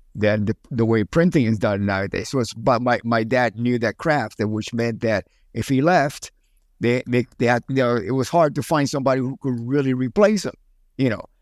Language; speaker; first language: English; early bilingual, other home language; Spanish